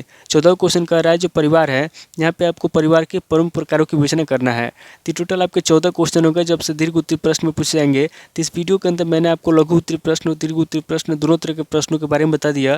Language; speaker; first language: Hindi; native; Hindi